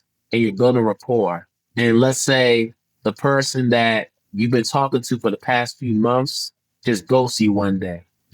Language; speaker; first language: English; early bilingual, other home language; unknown